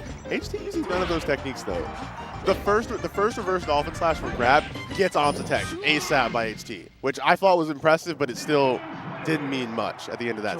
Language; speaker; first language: English; native; English